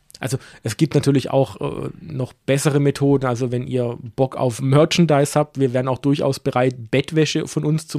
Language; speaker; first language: German; native; German